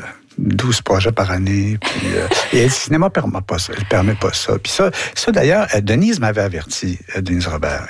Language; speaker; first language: French; native; French